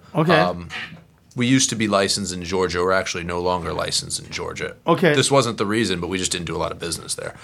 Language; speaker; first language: English; native; English